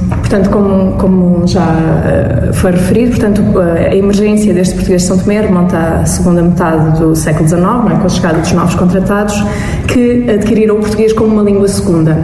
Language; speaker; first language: Portuguese; native; Portuguese